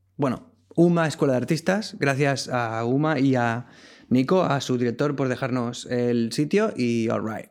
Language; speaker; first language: Spanish; non-native, local second language; Catalan